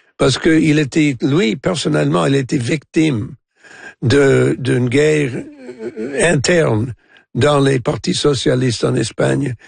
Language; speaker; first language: French; non-native, local second language; English